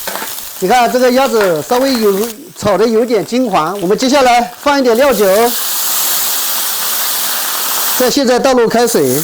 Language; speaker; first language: Chinese; native; Chinese